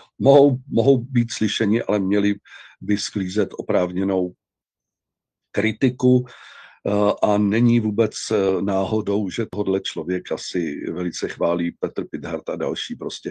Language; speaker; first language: Czech; native; Czech